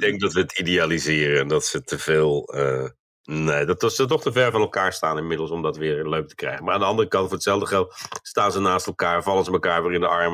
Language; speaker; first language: Dutch; native; Dutch